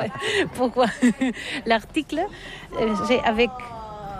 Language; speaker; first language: French; non-native, learner; Catalan